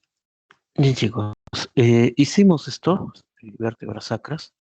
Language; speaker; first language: Spanish; native; Spanish